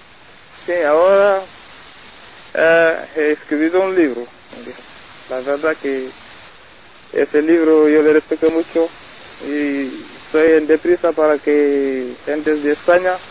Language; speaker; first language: Spanish; non-native, learner; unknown